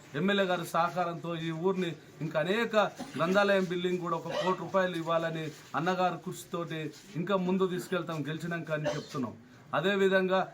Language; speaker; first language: Telugu; native; Telugu